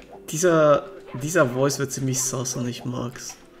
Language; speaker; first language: German; native; German